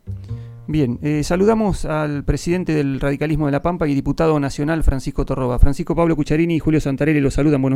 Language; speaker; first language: Spanish; native; Spanish